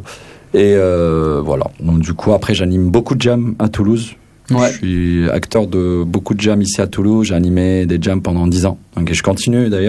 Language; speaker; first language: French; non-native, local second language; Arabic